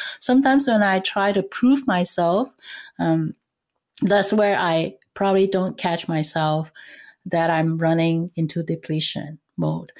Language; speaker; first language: English; non-native, fluent; Cantonese